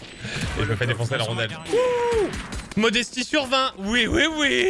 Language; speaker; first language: French; native; French